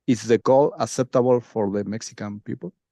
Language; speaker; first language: English; non-native, learner; Spanish